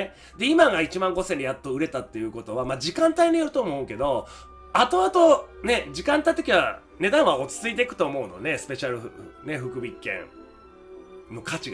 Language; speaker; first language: Japanese; native; Japanese